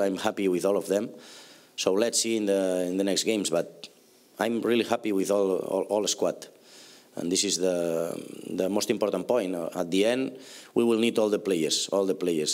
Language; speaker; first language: English; non-native, fluent; Catalan